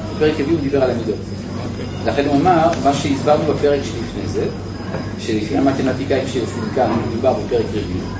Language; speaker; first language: Hebrew; native; Hebrew